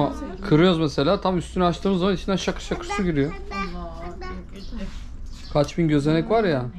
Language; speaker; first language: Turkish; native; Turkish